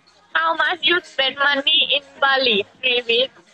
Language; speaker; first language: English; non-native, learner; Thai